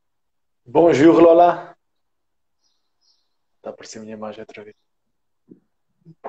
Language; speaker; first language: French; non-native, fluent; Portuguese